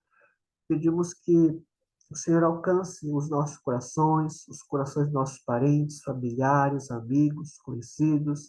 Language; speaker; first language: Portuguese; native; Portuguese